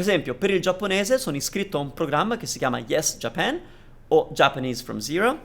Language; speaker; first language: Italian; native; Italian